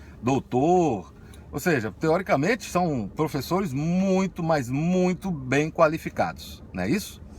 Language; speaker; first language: Portuguese; native; Portuguese